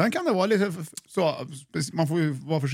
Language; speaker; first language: Swedish; native; Swedish